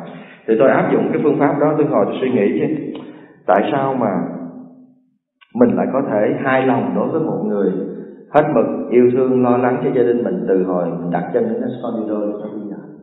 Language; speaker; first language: Vietnamese; native; Vietnamese